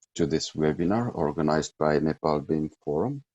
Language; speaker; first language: English; non-native, local second language; Nepali